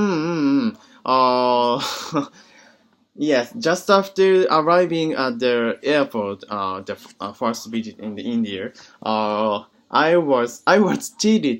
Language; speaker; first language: English; non-native, learner; Japanese